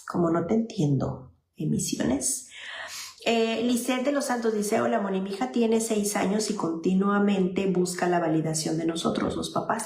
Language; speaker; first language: Spanish; native; Spanish